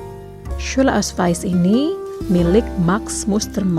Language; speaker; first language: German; non-native, fluent; Indonesian